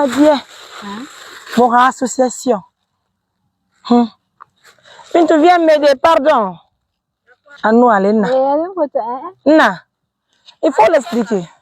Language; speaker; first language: French; non-native, local second language; Mandingo